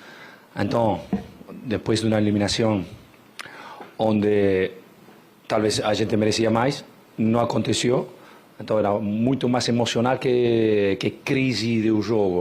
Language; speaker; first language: Portuguese; non-native, fluent; Spanish